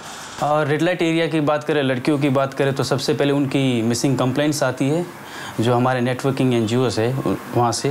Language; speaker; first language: Hindi; native; Hindi